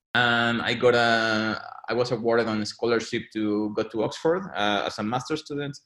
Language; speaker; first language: English; non-native, fluent; Spanish